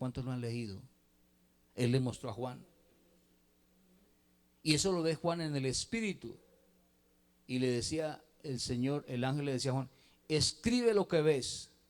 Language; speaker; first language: Spanish; native; Spanish